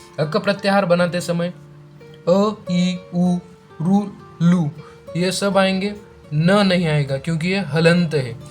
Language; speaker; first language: Hindi; non-native, local second language; Marathi